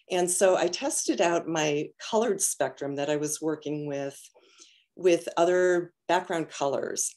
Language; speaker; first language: English; native; English